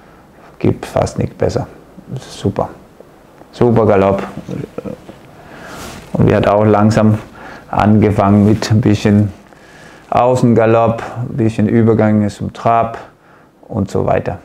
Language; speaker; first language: German; non-native, fluent; Danish